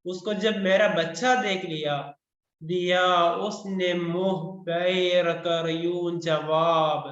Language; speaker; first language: Hindi; non-native, local second language; Malayalam